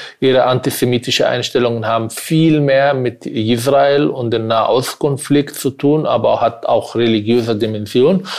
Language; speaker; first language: German; non-native, fluent; Arabic